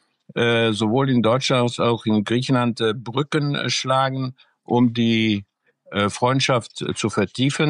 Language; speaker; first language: German; early bilingual, other home language; Greek